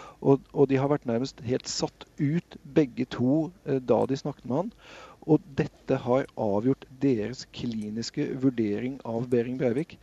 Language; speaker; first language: Norwegian; native; Norwegian